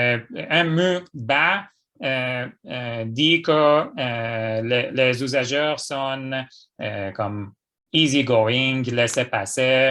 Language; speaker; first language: French; non-native, fluent; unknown